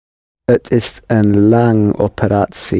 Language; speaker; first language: Dutch; non-native, learner; English